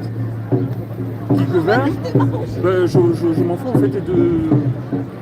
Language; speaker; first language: French; non-native, fluent; Arabic